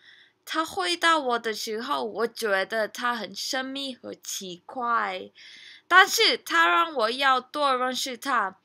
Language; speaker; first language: Chinese; non-native, learner; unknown